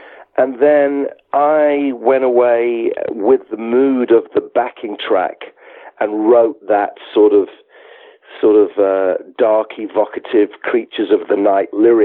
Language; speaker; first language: English; native; English